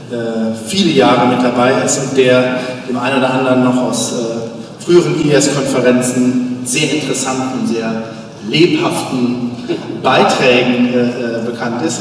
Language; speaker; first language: German; native; German